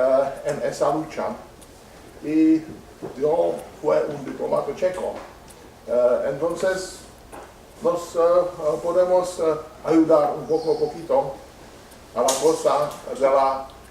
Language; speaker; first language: Spanish; non-native, learner; Czech